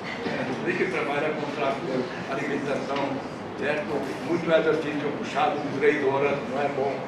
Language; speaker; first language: Portuguese; non-native, fluent; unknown